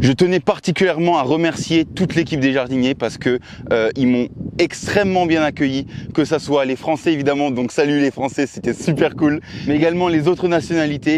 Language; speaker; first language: French; native; French